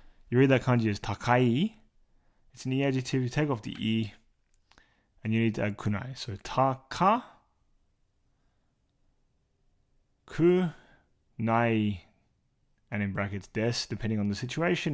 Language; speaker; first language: English; native; English